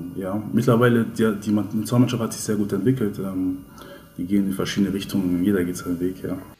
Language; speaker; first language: German; early bilingual, other home language; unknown